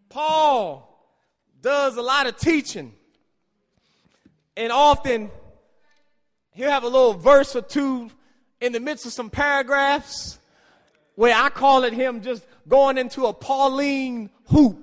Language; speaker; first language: English; native; English